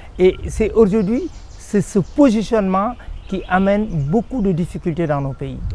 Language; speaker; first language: French; non-native, local second language; Wolof